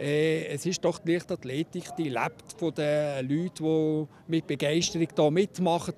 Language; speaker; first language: German; native; German